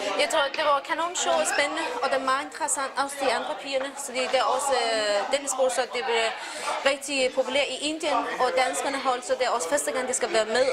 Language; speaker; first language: Danish; non-native, learner; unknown